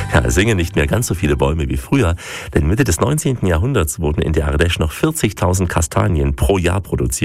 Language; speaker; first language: German; native; German